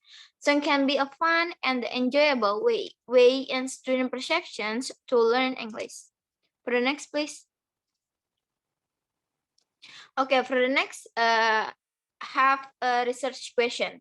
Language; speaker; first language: English; non-native, learner; Indonesian